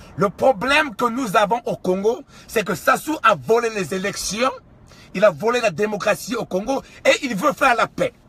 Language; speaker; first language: French; non-native, local second language; Kongo